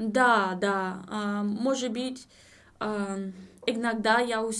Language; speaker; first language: Russian; non-native, learner; English